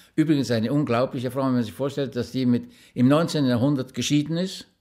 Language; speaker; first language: German; native; German